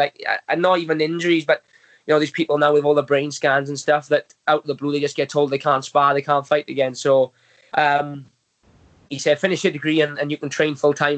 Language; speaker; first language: English; native; English